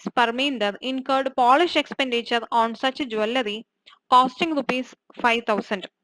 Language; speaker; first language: English; non-native, local second language; Malayalam